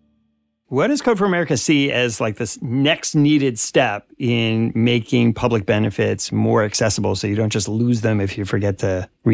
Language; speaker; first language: English; native; English